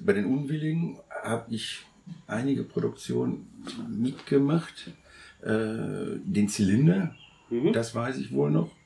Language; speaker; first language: German; native; German